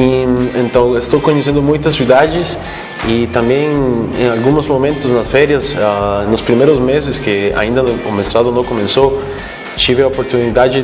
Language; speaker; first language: Portuguese; non-native, fluent; Spanish